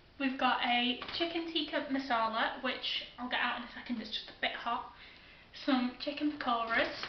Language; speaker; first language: English; native; English